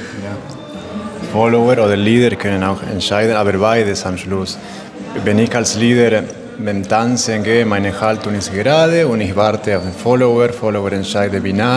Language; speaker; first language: German; non-native, learner; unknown